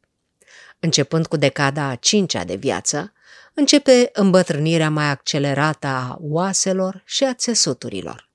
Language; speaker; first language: Romanian; native; Romanian